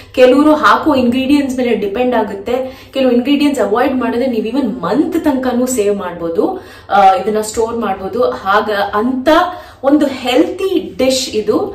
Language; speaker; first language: Kannada; native; Kannada